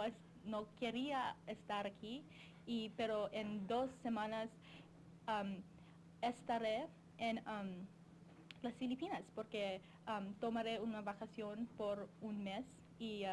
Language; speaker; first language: Spanish; non-native, learner; English